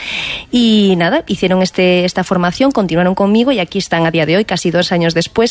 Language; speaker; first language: Spanish; native; Spanish